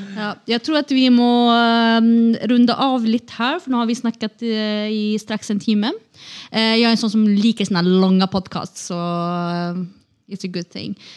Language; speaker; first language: Norwegian; non-native, fluent; Kurdish